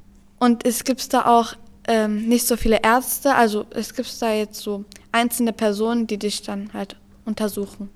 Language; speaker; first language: German; early bilingual, other home language; Turkish